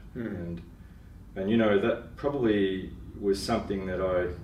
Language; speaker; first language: English; native; English